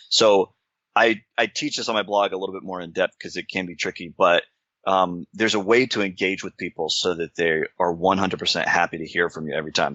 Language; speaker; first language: English; native; English